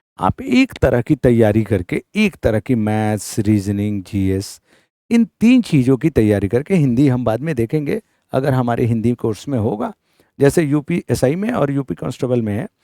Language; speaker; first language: Hindi; native; Hindi